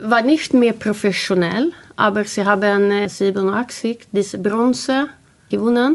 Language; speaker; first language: German; non-native, learner; Swedish